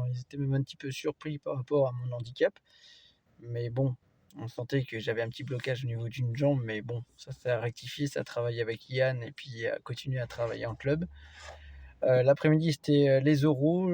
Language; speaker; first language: French; native; French